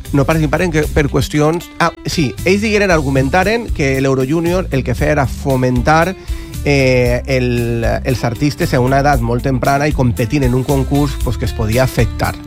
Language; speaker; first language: Catalan; native; Catalan